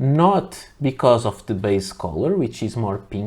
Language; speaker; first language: English; non-native, fluent; Portuguese